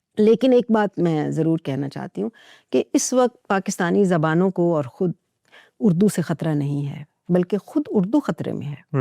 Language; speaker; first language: Urdu; non-native, local second language; Punjabi